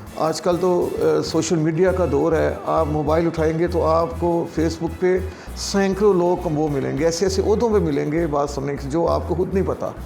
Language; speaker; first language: Hindi; non-native, local second language; Punjabi